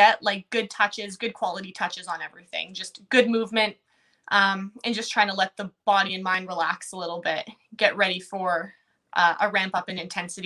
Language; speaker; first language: English; native; English